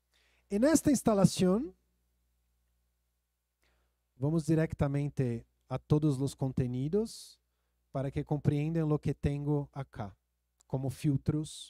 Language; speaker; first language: Spanish; non-native, fluent; Portuguese